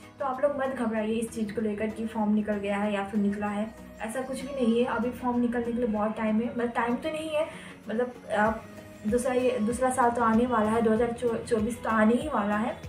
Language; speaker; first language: Hindi; non-native, local second language; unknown